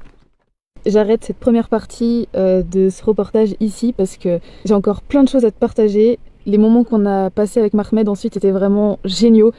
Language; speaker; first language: French; native; French